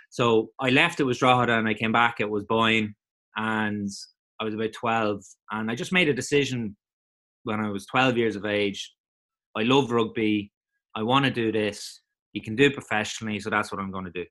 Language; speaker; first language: English; native; English